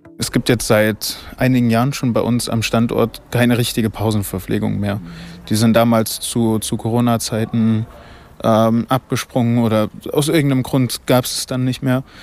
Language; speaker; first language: German; native; German